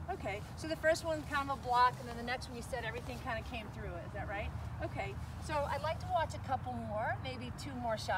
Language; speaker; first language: English; native; English